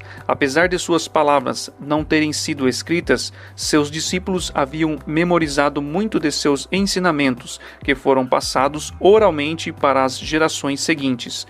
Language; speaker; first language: Portuguese; native; Portuguese